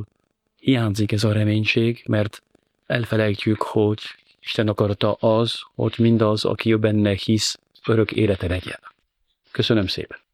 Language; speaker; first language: Hungarian; non-native, fluent; French